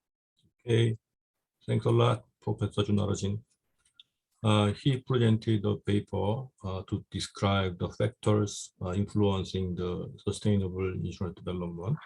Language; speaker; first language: English; non-native, fluent; Korean